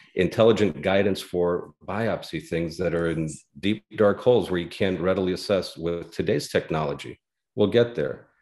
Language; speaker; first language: English; native; English